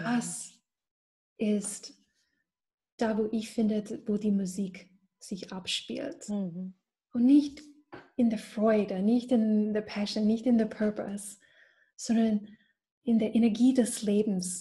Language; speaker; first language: German; non-native, fluent; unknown